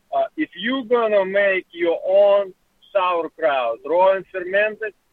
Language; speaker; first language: English; non-native, learner; Russian